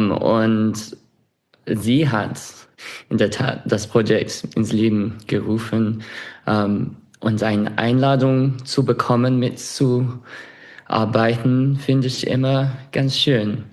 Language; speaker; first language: German; non-native, fluent; English